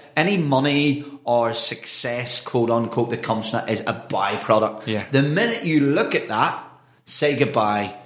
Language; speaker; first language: English; native; English